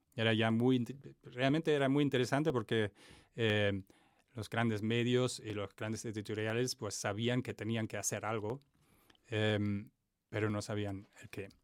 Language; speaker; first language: Spanish; non-native, fluent; German